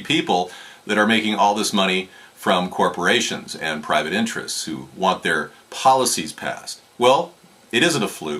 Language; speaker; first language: English; native; English